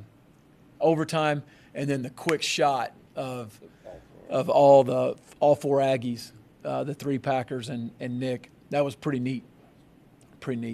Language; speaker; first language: English; native; English